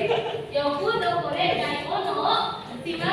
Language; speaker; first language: Japanese; non-native, fluent; Indonesian